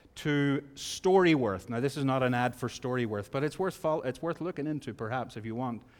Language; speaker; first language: English; native; English